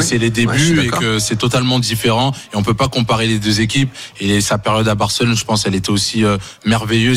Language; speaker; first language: French; native; French